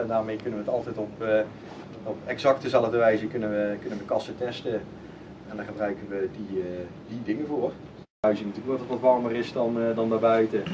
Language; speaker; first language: Dutch; native; Dutch